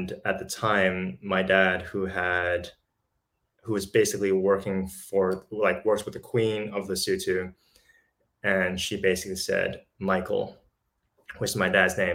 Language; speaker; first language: English; early bilingual, other home language; Chinese